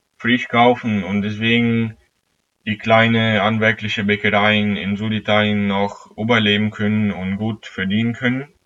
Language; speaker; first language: German; non-native, fluent; Italian